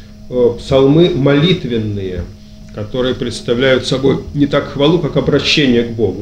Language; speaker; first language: Russian; native; Russian